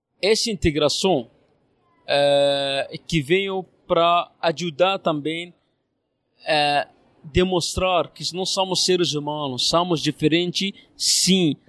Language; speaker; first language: Portuguese; non-native, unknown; Arabic